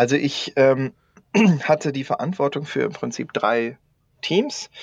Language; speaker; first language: German; native; German